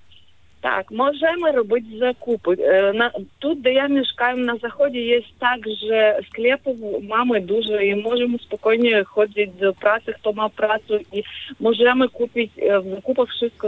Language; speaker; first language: Polish; non-native, learner; Ukrainian